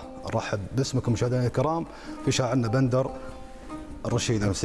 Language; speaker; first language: Arabic; native; Arabic